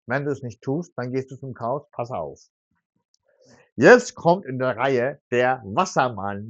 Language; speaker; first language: German; non-native, fluent; Turkish